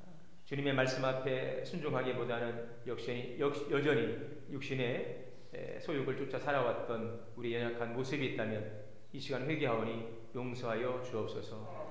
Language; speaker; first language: Korean; native; Korean